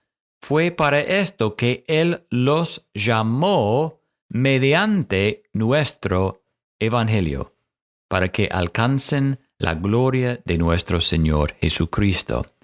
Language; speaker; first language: Spanish; non-native, fluent; English